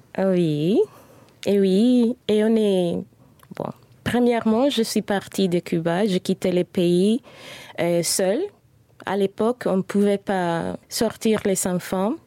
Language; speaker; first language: French; non-native, fluent; Spanish